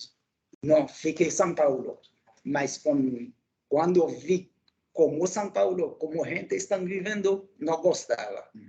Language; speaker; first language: Portuguese; non-native, local second language; Haitian Creole